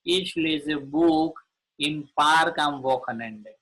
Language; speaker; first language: German; non-native, learner; Gujarati